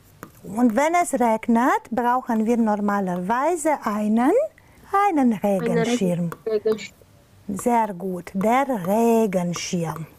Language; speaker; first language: German; non-native, fluent; Romanian